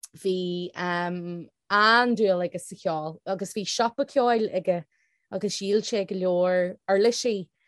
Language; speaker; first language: Irish; non-native, local second language; English